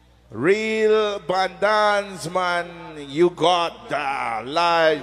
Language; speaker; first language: English; native; English